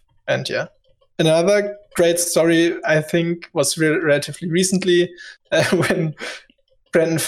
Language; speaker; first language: English; non-native, fluent; German